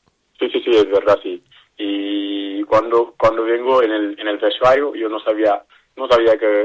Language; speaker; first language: Spanish; non-native, learner; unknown